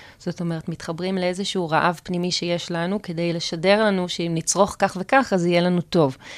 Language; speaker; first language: Hebrew; native; Hebrew